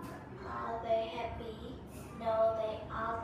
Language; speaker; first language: English; non-native, learner; Vietnamese